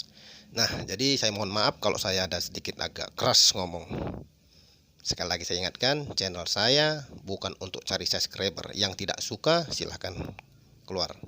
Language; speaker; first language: Indonesian; native; Indonesian